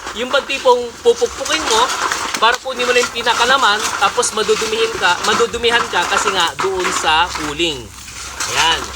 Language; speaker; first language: Filipino; non-native, local second language; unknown